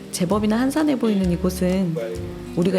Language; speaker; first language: Korean; native; Korean